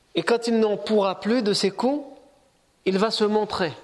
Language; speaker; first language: French; native; French